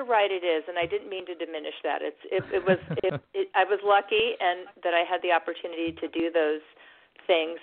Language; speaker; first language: English; native; English